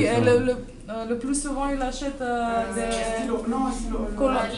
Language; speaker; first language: French; non-native, learner; Macedonian